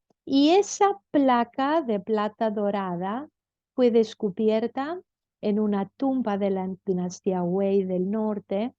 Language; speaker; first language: Spanish; non-native, fluent; Greek